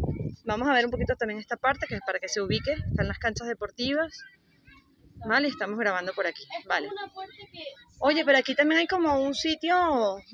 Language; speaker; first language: Spanish; native; Spanish